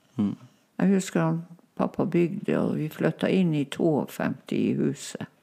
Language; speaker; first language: Norwegian; non-native, local second language; Northern Sami